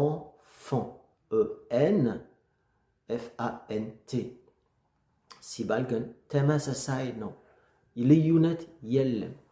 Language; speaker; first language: Amharic; non-native, learner; French